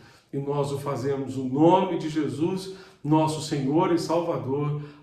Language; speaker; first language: Portuguese; native; Portuguese